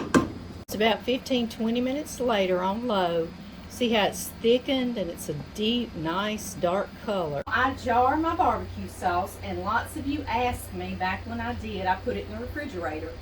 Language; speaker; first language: English; native; English